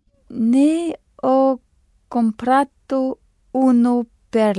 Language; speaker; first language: Italian; non-native, learner; French